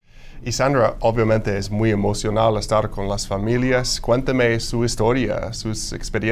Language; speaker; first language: Spanish; non-native, fluent; English